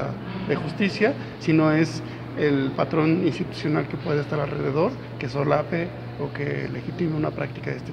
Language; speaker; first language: Spanish; native; Spanish